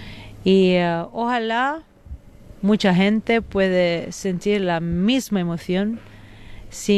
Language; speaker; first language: Spanish; non-native, fluent; Italian